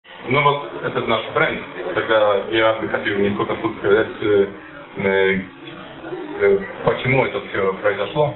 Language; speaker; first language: Russian; non-native, fluent; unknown